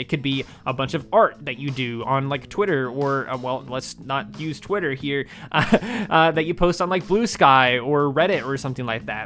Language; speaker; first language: English; native; English